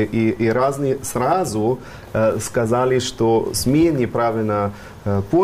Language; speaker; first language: Russian; non-native, fluent; German